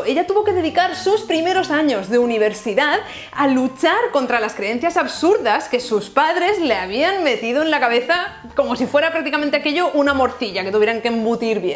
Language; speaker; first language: Spanish; native; Spanish